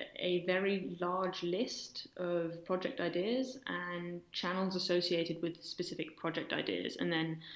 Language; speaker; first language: English; native; English